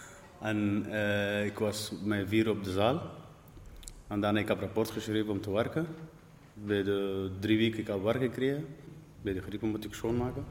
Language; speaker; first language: Dutch; non-native, learner; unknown